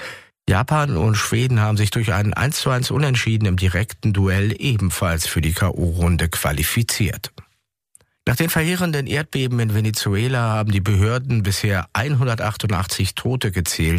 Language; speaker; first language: German; native; German